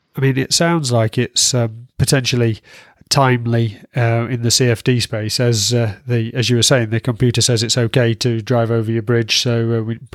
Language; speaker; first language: English; native; English